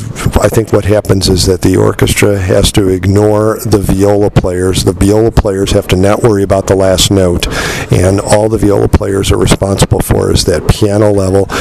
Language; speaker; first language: English; native; English